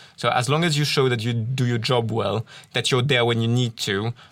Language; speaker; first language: English; non-native, fluent; French